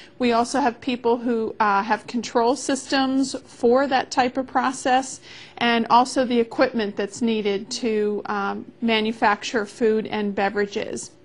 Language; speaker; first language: English; native; English